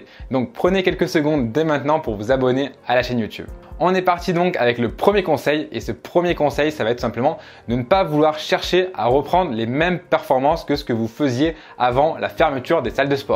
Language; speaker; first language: French; native; French